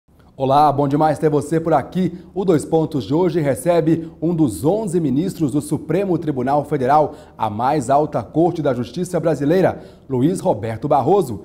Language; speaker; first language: Portuguese; native; Portuguese